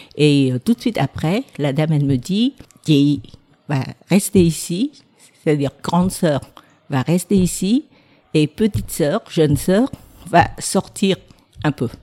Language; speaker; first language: French; non-native, fluent; Vietnamese